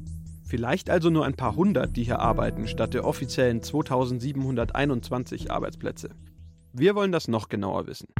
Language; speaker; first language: German; native; German